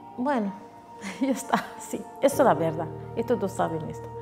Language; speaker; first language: Spanish; non-native, learner; Arabic